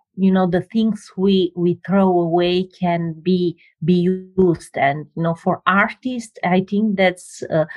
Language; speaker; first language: English; non-native, fluent; Romanian